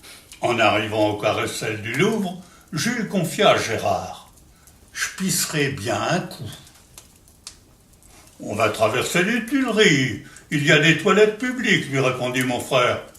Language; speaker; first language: French; native; French